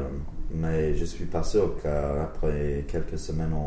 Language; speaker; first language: French; non-native, learner; English